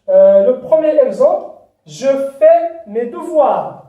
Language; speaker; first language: French; non-native, local second language; Arabic